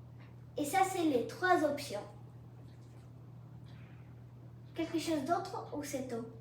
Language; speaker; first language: French; non-native, learner; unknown